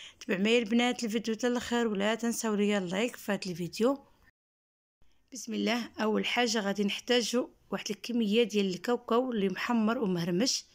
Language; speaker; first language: Arabic; native; Arabic